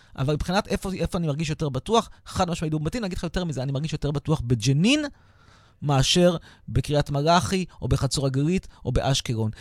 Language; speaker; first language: Hebrew; native; Hebrew